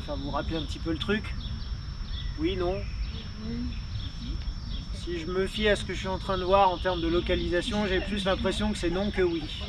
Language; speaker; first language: French; native; French